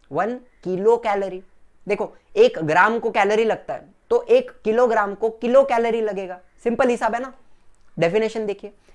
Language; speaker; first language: Hindi; non-native, local second language; Gujarati